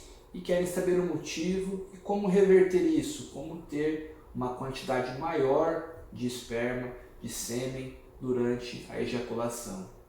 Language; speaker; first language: Portuguese; native; Portuguese